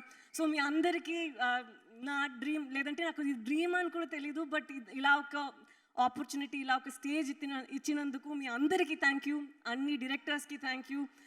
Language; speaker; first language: Telugu; non-native, fluent; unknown